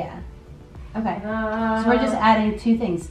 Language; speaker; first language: English; native; English